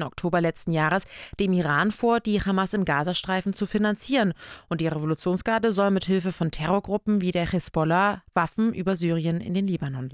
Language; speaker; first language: German; native; German